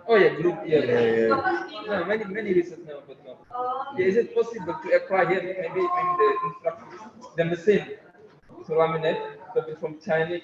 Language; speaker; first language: English; non-native, learner; Indonesian